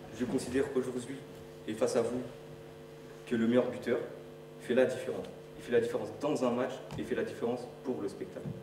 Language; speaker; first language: French; native; French